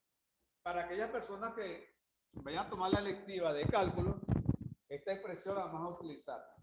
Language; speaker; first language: Spanish; native; Spanish